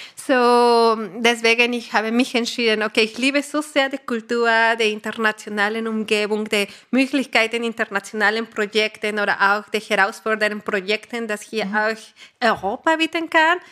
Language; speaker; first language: German; non-native, fluent; Spanish